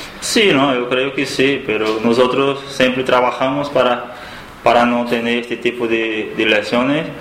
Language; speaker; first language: Spanish; non-native, learner; Portuguese